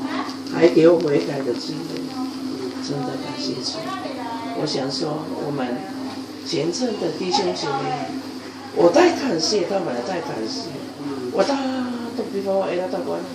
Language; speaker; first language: Chinese; non-native, local second language; Amis